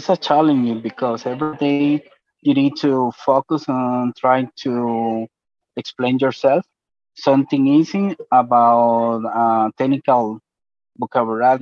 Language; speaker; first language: English; non-native, learner; Spanish